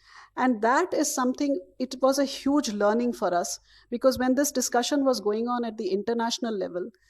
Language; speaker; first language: English; non-native, local second language; Hindi